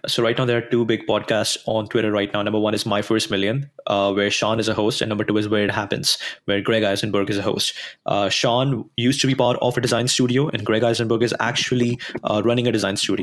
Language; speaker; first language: English; non-native, local second language; Hindi